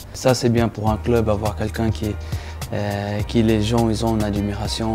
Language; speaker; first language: French; non-native, fluent; Portuguese